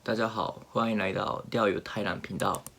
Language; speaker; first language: Chinese; non-native, learner; Japanese